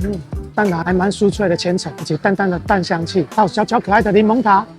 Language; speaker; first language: Chinese; native; Chinese